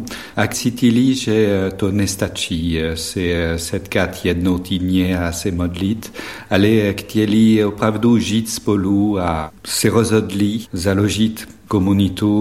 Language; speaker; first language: Czech; non-native, fluent; French